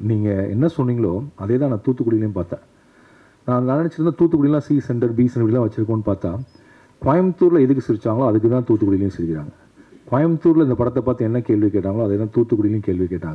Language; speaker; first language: Tamil; native; Tamil